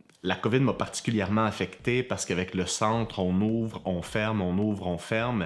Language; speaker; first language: French; native; French